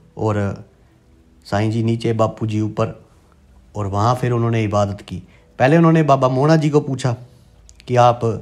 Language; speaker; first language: Hindi; non-native, local second language; Punjabi